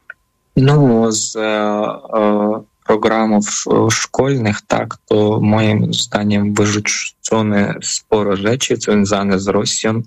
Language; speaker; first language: Polish; non-native, fluent; Ukrainian